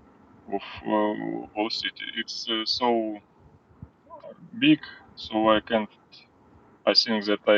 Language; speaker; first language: English; non-native, learner; Ukrainian